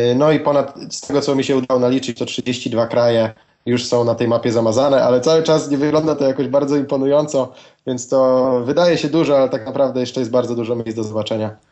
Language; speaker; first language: Polish; native; Polish